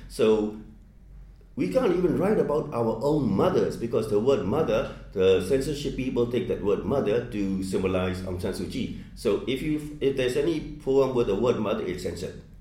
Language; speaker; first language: English; non-native, fluent; Burmese